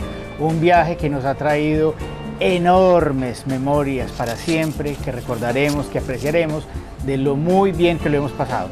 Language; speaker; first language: Spanish; native; Spanish